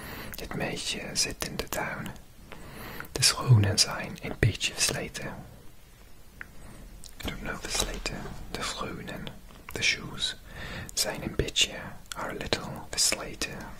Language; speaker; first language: Dutch; non-native, learner; English